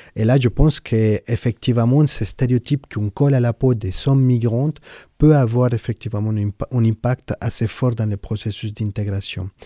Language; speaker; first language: French; non-native, fluent; Spanish